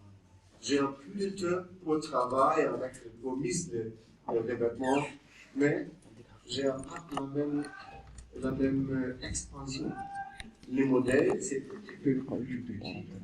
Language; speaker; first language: French; non-native, learner; German